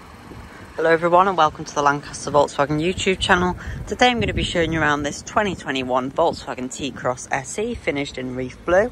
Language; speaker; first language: English; native; English